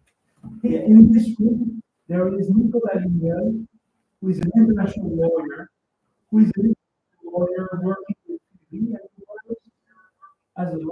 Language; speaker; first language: English; non-native, fluent; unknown